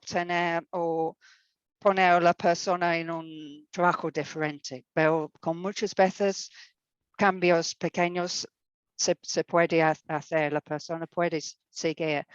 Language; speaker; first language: Spanish; non-native, fluent; English